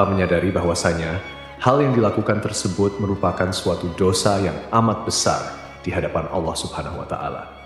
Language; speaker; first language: Indonesian; native; Indonesian